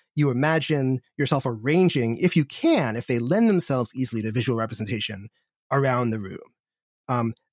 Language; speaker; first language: English; native; English